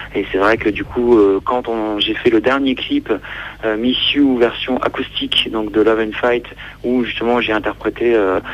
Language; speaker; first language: French; native; French